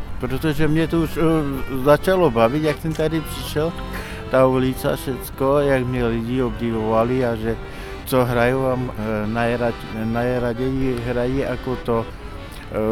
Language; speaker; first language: Czech; non-native, local second language; Slovak